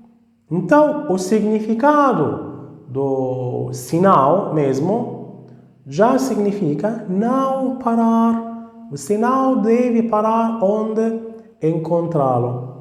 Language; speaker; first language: Portuguese; non-native, fluent; Arabic